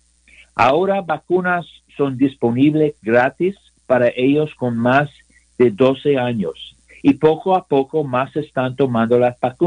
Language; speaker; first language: Spanish; non-native, learner; English